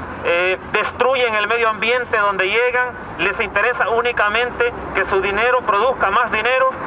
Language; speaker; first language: Spanish; native; Spanish